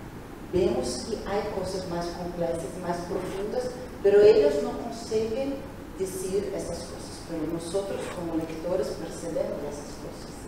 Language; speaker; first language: Spanish; non-native, learner; Portuguese